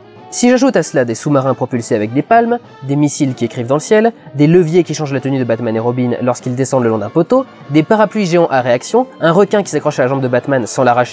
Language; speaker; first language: French; native; French